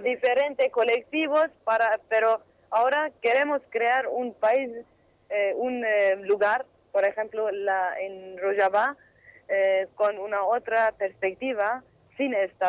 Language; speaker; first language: Spanish; non-native, learner; Kurdish